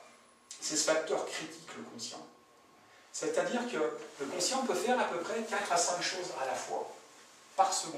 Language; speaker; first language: French; native; French